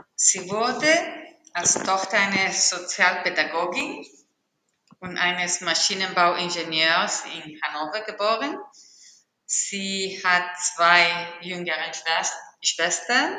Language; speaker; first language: German; non-native, fluent; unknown